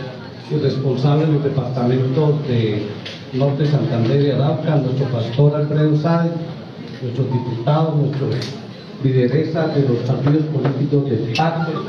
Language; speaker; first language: Spanish; native; Spanish